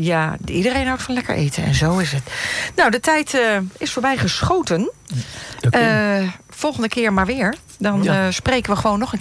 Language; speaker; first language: Dutch; native; Dutch